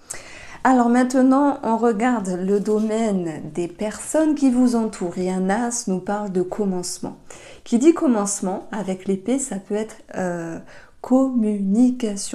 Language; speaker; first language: French; native; French